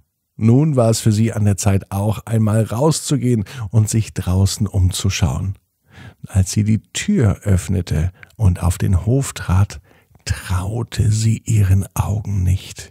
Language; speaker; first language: German; native; German